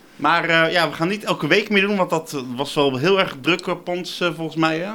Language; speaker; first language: Dutch; native; Dutch